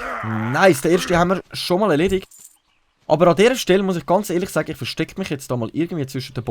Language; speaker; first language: German; native; German